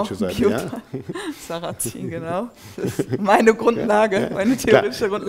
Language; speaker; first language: German; early bilingual, other home language; Turkish